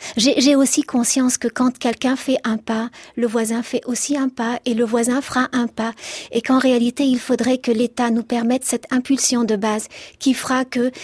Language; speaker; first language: French; early bilingual, other home language; Arabic